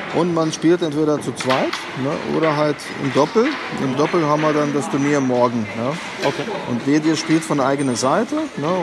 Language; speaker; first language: German; non-native, fluent; Latvian